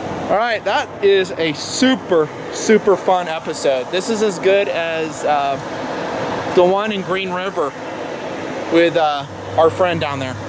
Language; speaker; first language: English; native; English